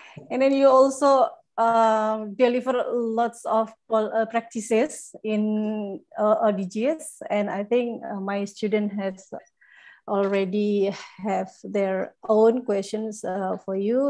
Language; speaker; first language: English; non-native, fluent; Indonesian